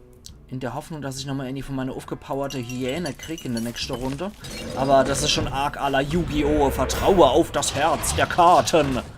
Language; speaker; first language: German; native; German